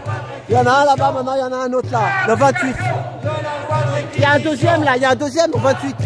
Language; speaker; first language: French; native; French